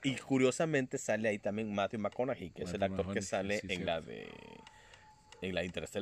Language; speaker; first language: Spanish; native; Spanish